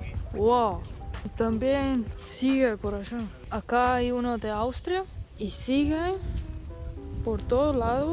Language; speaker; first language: Spanish; non-native, fluent; Estonian